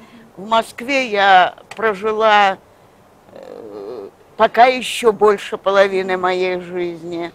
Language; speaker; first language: Russian; native; Russian